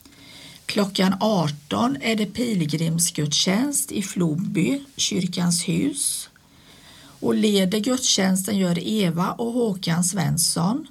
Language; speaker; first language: Swedish; native; Swedish